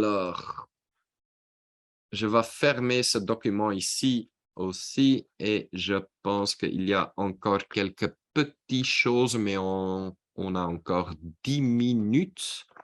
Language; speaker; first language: French; non-native, local second language; Dutch